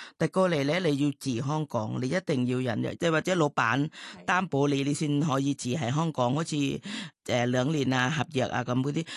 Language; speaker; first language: Cantonese; non-native, fluent; Thai